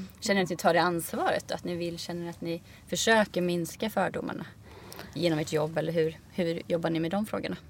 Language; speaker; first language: Swedish; early bilingual, other home language; Icelandic